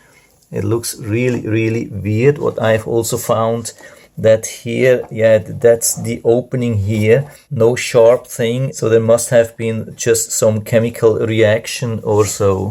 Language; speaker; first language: English; non-native, fluent; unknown